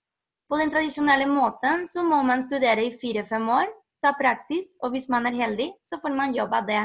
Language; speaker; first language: Norwegian; non-native, fluent; Spanish